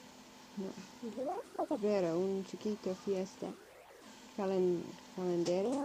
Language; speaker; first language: Spanish; non-native, learner; English